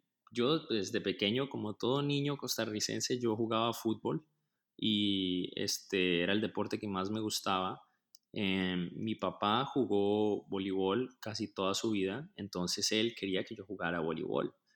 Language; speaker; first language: Spanish; native; Spanish